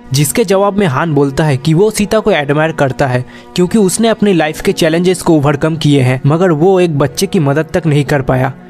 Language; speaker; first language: Hindi; native; Hindi